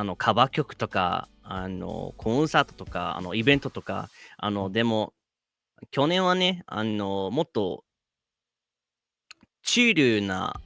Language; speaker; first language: Japanese; non-native, fluent; English